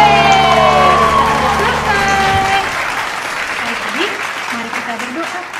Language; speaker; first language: Indonesian; native; Indonesian